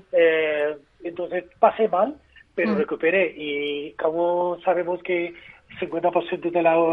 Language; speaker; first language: Spanish; non-native, fluent; Hindi